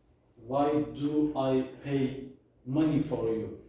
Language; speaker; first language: English; non-native, learner; Turkish